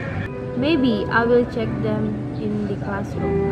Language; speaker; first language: English; non-native, learner; Indonesian